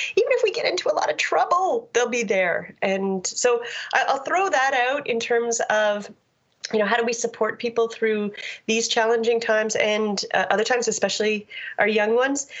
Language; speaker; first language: English; native; English